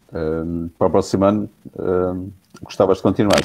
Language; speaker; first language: Portuguese; native; Portuguese